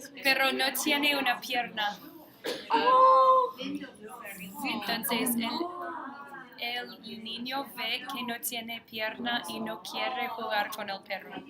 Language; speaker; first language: Spanish; non-native, learner; English